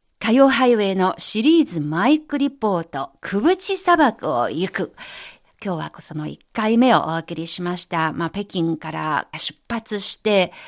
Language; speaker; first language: Japanese; non-native, fluent; Chinese